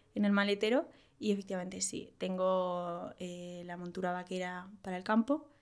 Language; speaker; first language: Spanish; native; Spanish